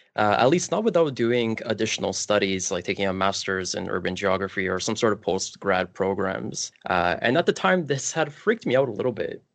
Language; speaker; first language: English; early bilingual, other home language; Polish